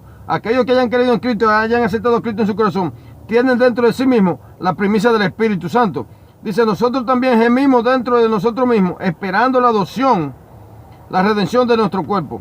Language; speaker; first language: Spanish; native; Spanish